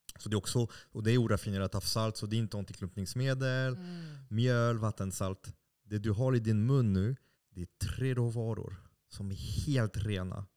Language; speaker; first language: Swedish; non-native, fluent; French